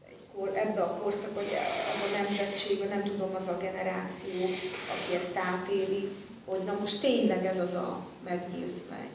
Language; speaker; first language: Hungarian; native; Hungarian